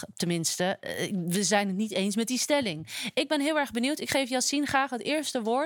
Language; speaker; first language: Dutch; native; Dutch